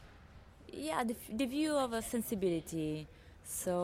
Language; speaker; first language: English; non-native, learner; Italian